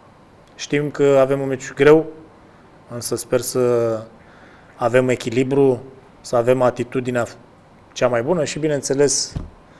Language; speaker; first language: Romanian; native; Romanian